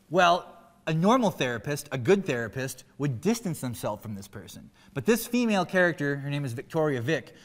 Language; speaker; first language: English; native; English